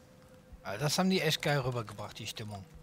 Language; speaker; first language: German; native; German